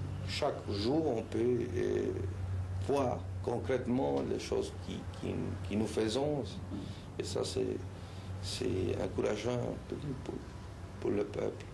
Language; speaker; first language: French; non-native, learner; Spanish